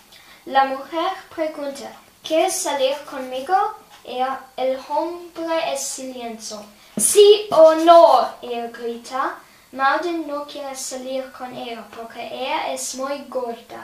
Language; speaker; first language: Spanish; non-native, learner; English